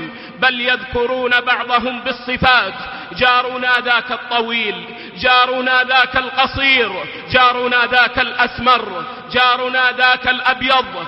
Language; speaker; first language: Arabic; native; Arabic